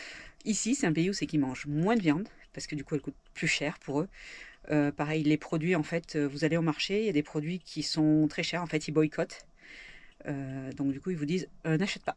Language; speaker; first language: French; native; French